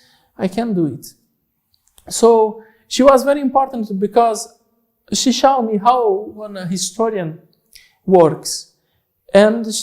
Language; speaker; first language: English; non-native, learner; Portuguese